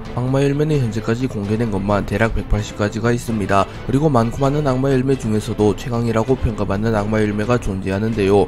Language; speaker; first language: Korean; native; Korean